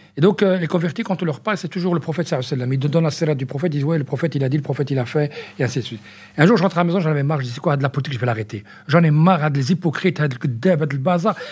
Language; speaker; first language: French; early bilingual, other home language; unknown